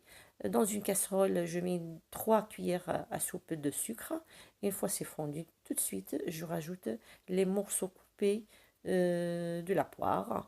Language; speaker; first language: French; non-native, local second language; Arabic